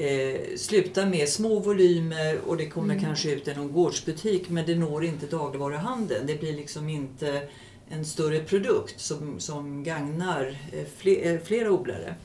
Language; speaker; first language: Swedish; native; Swedish